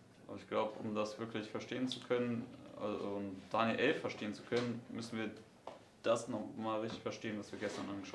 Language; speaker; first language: German; native; German